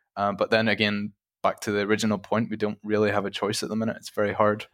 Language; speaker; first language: English; native; English